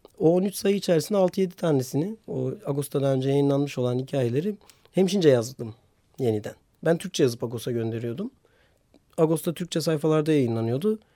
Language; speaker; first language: Turkish; non-native, local second language; Armenian